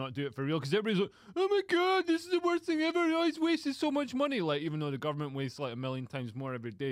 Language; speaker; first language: English; native; English